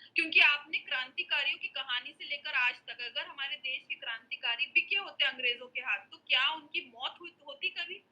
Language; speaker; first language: Hindi; native; Hindi